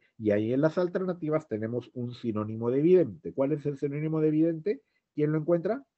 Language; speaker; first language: Spanish; native; Spanish